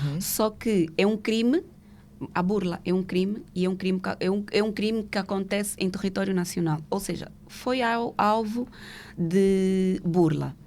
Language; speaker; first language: Portuguese; native; Portuguese